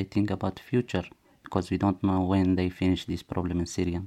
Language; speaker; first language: English; non-native, learner; Arabic